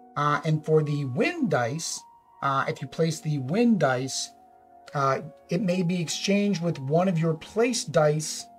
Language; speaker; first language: English; native; English